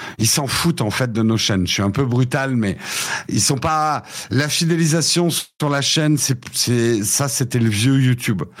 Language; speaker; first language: French; early bilingual, other home language; English